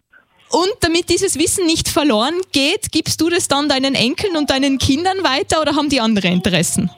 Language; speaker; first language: German; native; German